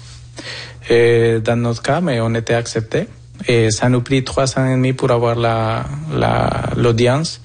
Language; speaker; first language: French; non-native, fluent; Spanish